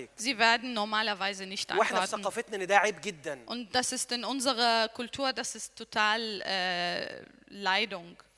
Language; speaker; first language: German; non-native, learner; Arabic